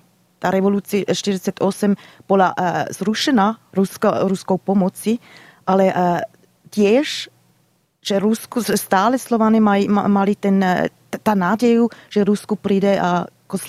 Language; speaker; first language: Slovak; non-native, learner; German